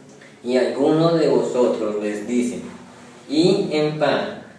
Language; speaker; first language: Spanish; native; Spanish